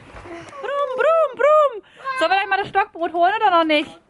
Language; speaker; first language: German; native; German